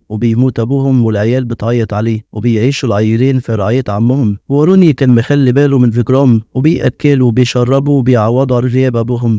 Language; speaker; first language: Arabic; native; Arabic